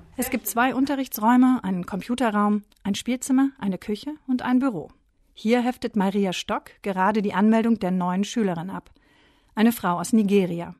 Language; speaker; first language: German; native; German